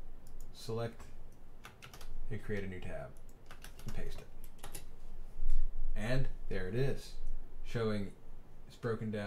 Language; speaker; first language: English; native; English